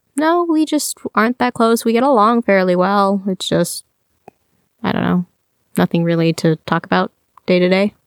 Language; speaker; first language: English; native; English